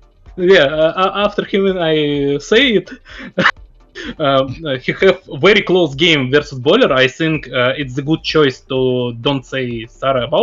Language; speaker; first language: English; non-native, learner; Russian